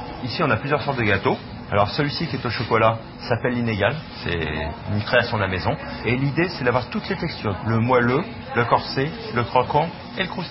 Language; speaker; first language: French; native; French